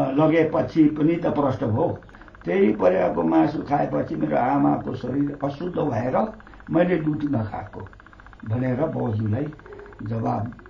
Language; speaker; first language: Nepali; non-native, local second language; Limbu